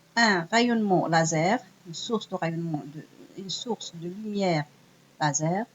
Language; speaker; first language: French; non-native, local second language; Arabic